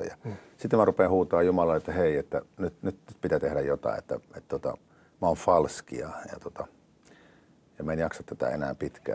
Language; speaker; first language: Finnish; native; Finnish